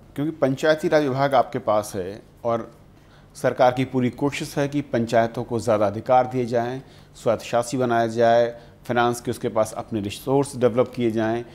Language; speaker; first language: Hindi; native; Hindi